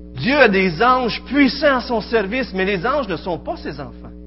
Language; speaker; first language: French; native; French